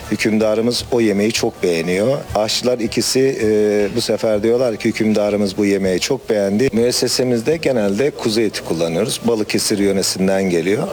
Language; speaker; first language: Turkish; native; Turkish